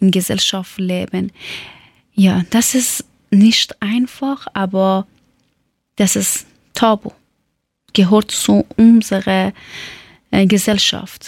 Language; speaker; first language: German; non-native, learner; Persian